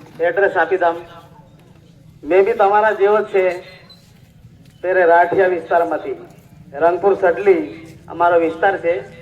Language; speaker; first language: Gujarati; non-native, local second language; Rathawi